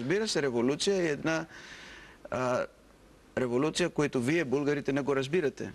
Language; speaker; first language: Bulgarian; non-native, fluent; Greek